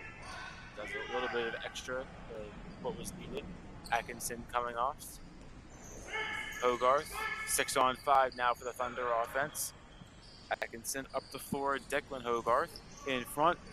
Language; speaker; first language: English; native; English